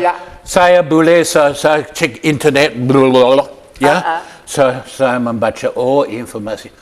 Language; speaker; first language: Indonesian; non-native, learner; English